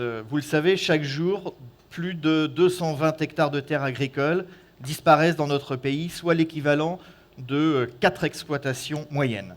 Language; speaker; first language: French; native; French